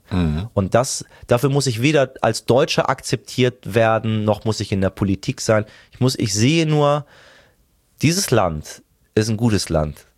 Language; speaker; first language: German; early bilingual, other home language; Persian